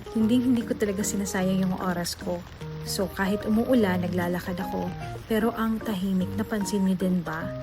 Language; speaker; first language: Filipino; non-native, local second language; Cebuano